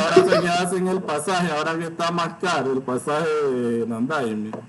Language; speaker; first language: Spanish; native; Spanish